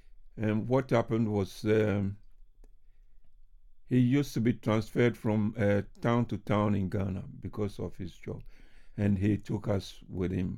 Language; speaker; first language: English; non-native, local second language; Ga